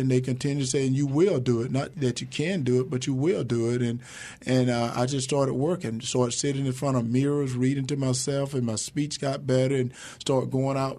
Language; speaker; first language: English; native; English